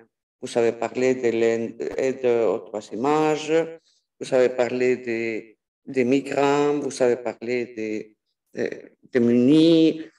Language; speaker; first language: French; non-native, fluent; Spanish